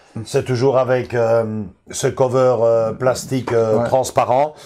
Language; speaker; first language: French; native; French